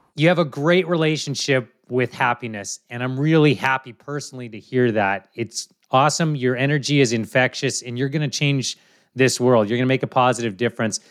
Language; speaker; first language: English; native; English